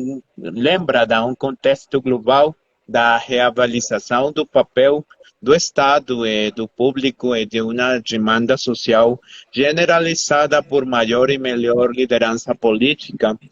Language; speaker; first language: Portuguese; non-native, fluent; Spanish